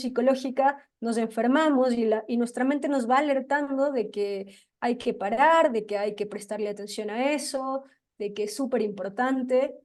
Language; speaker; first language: Spanish; native; Spanish